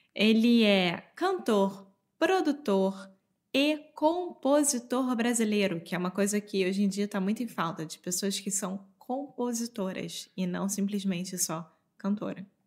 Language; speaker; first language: Portuguese; native; Portuguese